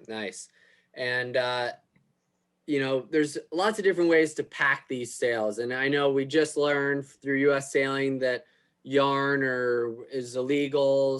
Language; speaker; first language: English; native; English